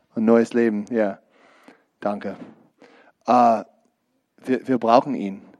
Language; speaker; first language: German; non-native, learner; English